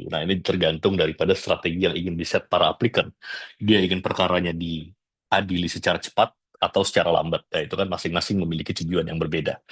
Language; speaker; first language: Indonesian; native; Indonesian